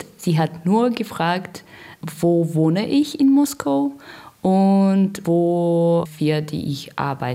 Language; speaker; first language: German; non-native, learner; Russian